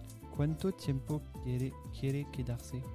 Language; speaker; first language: Spanish; non-native, learner; French